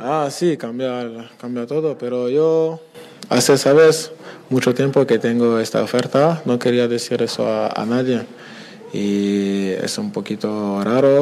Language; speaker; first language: Spanish; non-native, learner; French